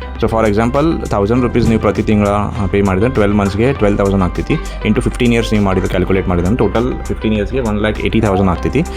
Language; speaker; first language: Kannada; early bilingual, heritage; Kannada